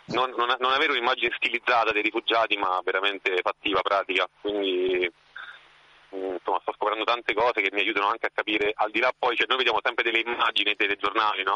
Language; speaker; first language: Italian; native; Italian